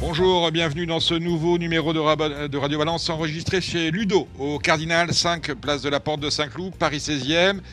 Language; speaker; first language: French; native; French